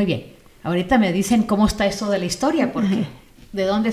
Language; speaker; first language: Spanish; native; Spanish